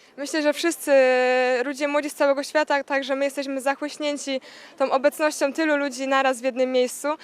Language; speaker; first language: Polish; native; Polish